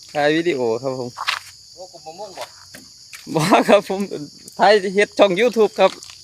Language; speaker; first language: Thai; native; Thai